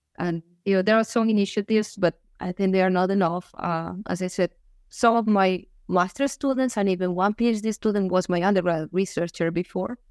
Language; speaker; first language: English; non-native, fluent; Galician